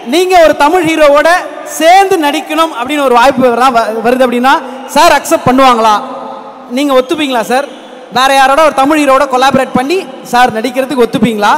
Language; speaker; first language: Tamil; native; Tamil